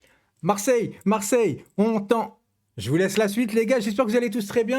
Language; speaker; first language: French; native; French